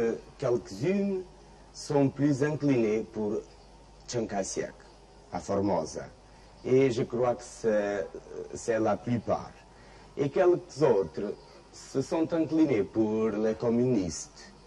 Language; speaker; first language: French; non-native, fluent; Portuguese